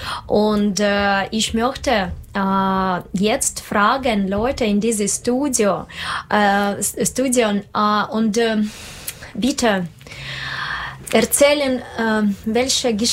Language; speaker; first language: German; non-native, learner; Russian